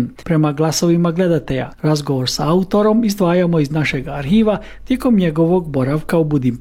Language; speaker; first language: Croatian; native; Croatian